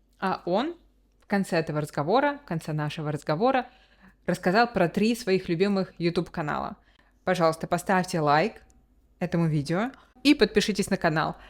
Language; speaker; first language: Russian; native; Russian